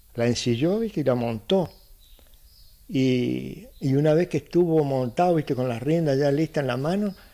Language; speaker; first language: Spanish; native; Spanish